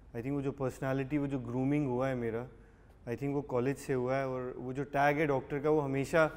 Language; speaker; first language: Hindi; native; Hindi